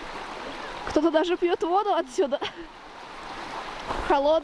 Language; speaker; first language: Russian; native; Russian